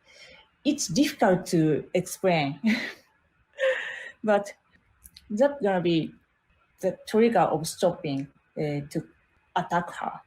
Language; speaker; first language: English; non-native, learner; Japanese